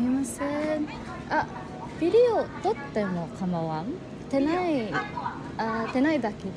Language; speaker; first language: Japanese; non-native, learner; Cebuano